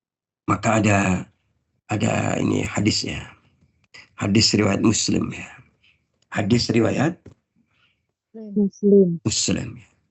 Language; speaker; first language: Indonesian; native; Indonesian